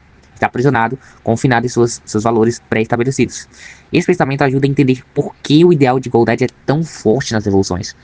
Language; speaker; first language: Portuguese; native; Portuguese